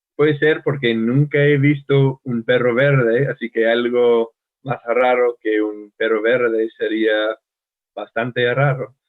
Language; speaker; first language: Spanish; non-native, learner; English